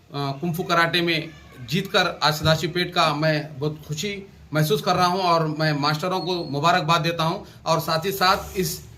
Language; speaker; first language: Hindi; non-native, local second language; Urdu